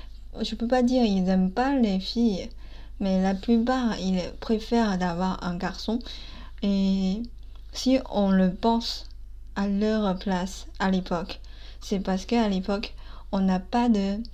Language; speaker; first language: French; non-native, fluent; Chinese